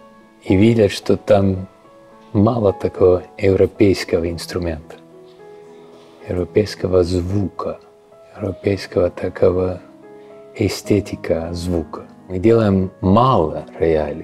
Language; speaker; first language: Russian; non-native, local second language; Estonian